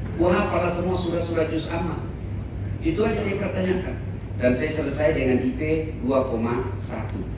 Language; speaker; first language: Indonesian; non-native, local second language; Buginese